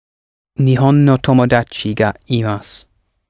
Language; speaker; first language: Japanese; non-native, learner; English